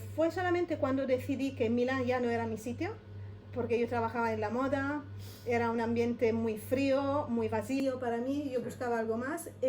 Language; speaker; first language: Spanish; non-native, fluent; Italian